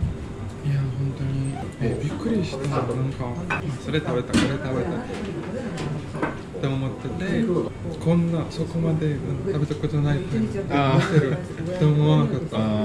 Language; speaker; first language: Japanese; non-native, fluent; Latvian